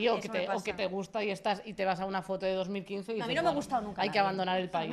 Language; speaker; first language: Spanish; native; Spanish